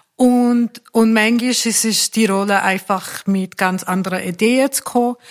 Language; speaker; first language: German; non-native, fluent; English